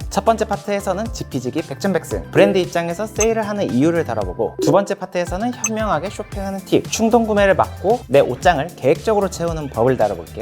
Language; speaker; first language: Korean; native; Korean